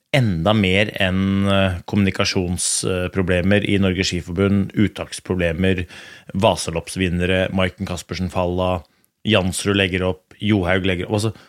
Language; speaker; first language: Norwegian; native; Norwegian